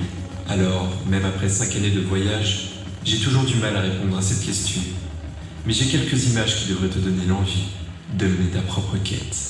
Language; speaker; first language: French; native; French